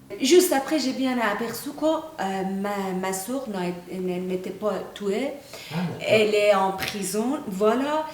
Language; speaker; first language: French; non-native, fluent; Persian